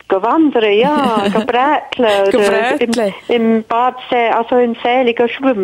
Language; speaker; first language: German; non-native, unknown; English